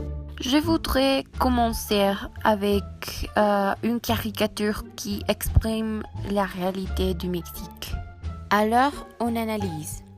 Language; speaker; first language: French; non-native, learner; Spanish